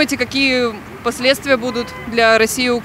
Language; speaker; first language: Russian; native; Russian